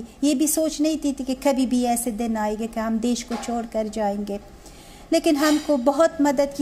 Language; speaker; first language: Hindi; non-native, learner; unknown